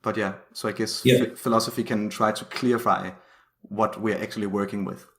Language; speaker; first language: English; non-native, fluent; Danish